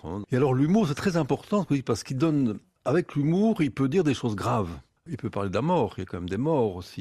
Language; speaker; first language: French; native; French